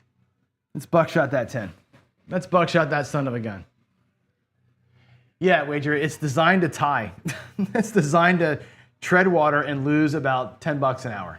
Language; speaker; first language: English; native; English